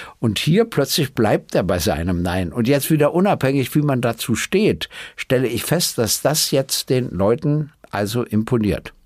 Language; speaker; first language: German; native; German